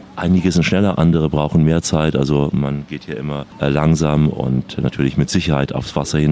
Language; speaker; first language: German; native; German